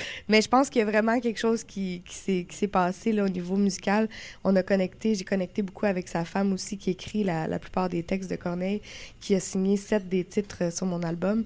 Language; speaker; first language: French; native; French